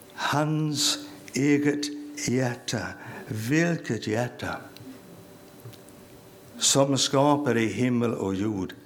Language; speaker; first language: Swedish; non-native, fluent; English